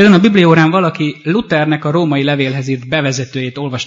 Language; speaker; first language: Hungarian; native; Hungarian